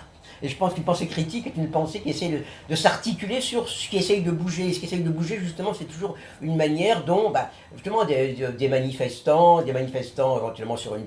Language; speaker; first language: French; native; French